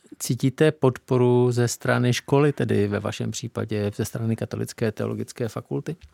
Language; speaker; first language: Czech; native; Czech